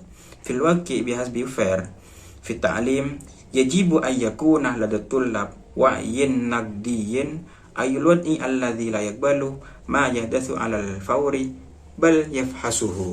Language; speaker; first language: Arabic; non-native, learner; Indonesian